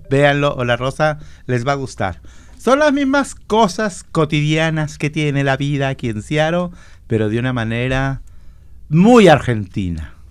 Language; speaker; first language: Spanish; native; Spanish